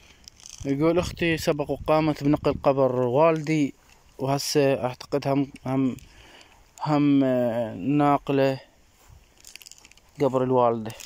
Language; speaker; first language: Danish; non-native, learner; Arabic